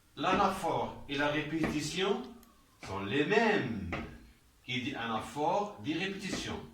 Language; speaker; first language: French; non-native, local second language; Arabic